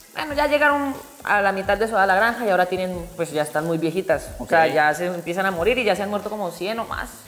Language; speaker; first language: Spanish; native; Spanish